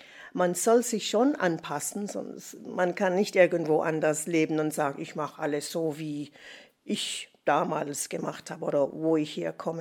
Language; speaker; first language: German; non-native, fluent; English